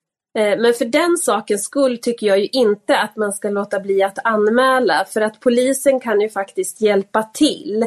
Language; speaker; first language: Swedish; native; Swedish